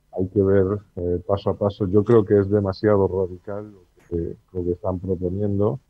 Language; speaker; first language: Spanish; native; Spanish